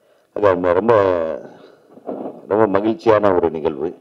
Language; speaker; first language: Tamil; native; Tamil